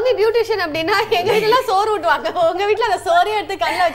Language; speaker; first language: Tamil; native; Tamil